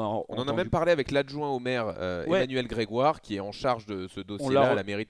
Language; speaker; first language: French; native; French